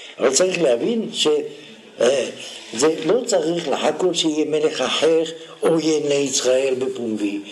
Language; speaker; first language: Hebrew; non-native, fluent; French